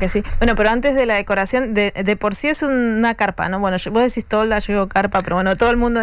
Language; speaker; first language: Spanish; native; Spanish